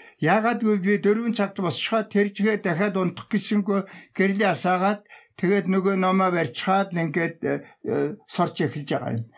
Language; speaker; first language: Mongolian; non-native, local second language; Tuvinian